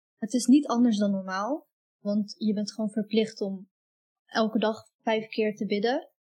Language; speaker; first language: Dutch; early bilingual, other home language; Arabic